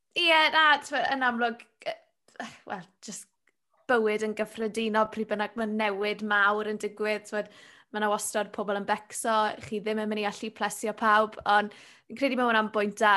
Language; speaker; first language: Welsh; native; Welsh